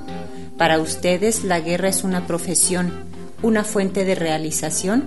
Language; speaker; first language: Spanish; native; Spanish